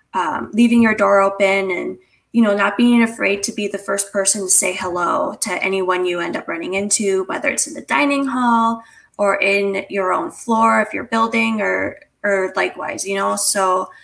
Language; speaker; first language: English; native; English